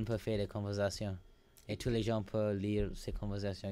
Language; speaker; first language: French; non-native, learner; English